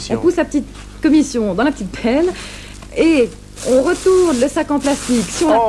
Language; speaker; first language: French; native; French